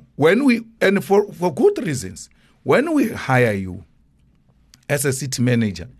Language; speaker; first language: English; non-native, local second language; Northern Sotho